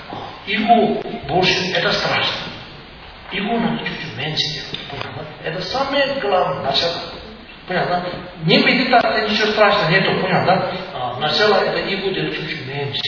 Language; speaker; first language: Russian; non-native, learner; Tibetan